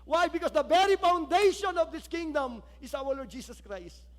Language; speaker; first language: English; non-native, local second language; Filipino